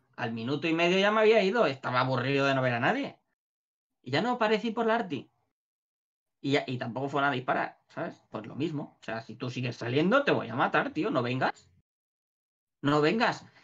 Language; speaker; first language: Spanish; native; Spanish